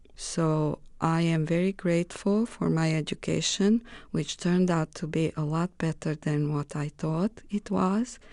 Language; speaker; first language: English; non-native, fluent; Romanian